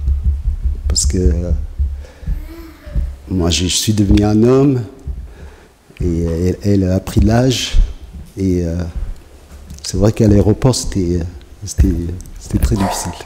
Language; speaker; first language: French; non-native, fluent; Tigrinya